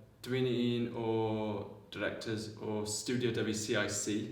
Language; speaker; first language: Welsh; non-native, local second language; English